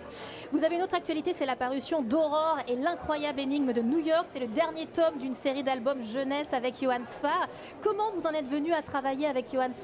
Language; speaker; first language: French; native; French